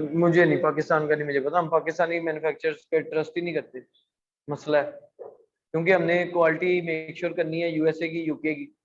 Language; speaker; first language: Urdu; non-native, local second language; Punjabi